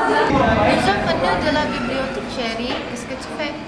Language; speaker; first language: French; non-native, learner; Indonesian